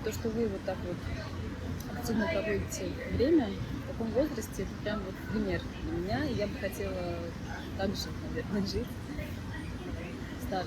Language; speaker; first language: Russian; native; Russian